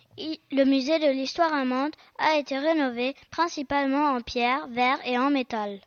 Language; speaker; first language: French; non-native, learner; German